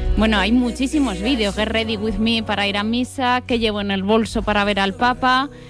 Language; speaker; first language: Spanish; native; Spanish